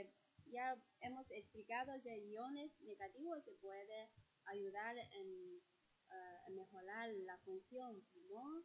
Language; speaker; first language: Spanish; non-native, fluent; Chinese